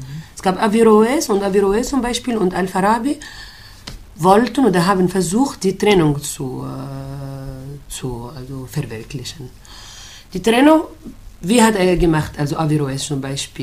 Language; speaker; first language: German; non-native, fluent; Arabic